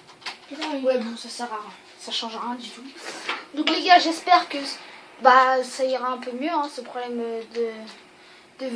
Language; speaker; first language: French; native; French